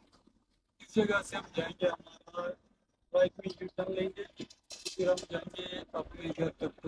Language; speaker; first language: Hindi; non-native, fluent; Pashto